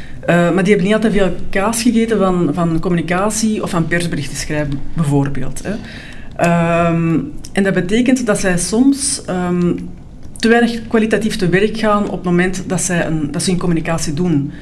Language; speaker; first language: Dutch; native; Dutch